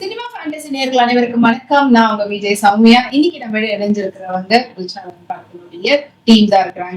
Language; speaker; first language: Tamil; native; Tamil